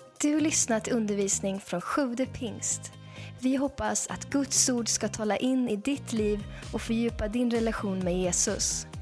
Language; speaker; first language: Swedish; native; Swedish